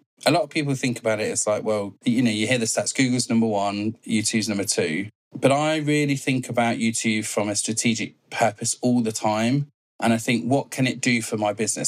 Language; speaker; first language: English; native; English